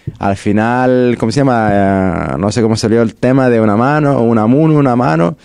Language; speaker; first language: Spanish; non-native, fluent; Arabic